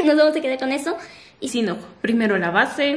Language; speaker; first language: Spanish; native; Spanish